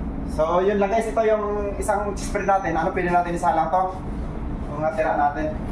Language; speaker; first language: Filipino; native; Filipino